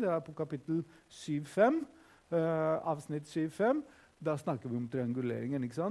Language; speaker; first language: Norwegian; non-native, fluent; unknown